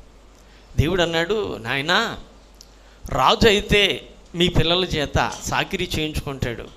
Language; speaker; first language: Telugu; native; Telugu